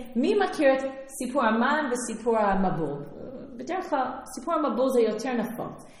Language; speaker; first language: Hebrew; non-native, fluent; English